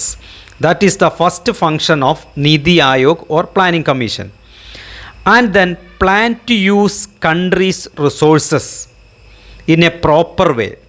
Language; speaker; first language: English; non-native, local second language; Malayalam